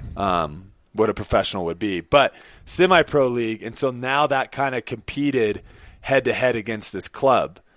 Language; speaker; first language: English; native; English